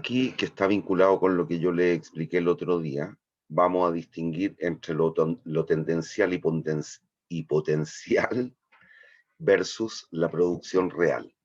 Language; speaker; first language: Spanish; native; Spanish